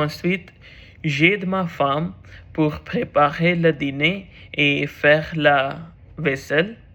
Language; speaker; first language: French; non-native, learner; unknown